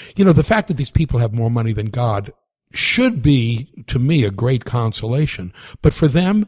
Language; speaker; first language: English; native; English